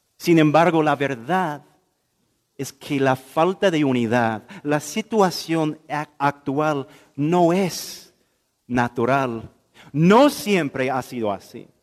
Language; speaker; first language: Spanish; non-native, fluent; English